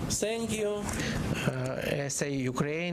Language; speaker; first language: English; non-native, learner; Ukrainian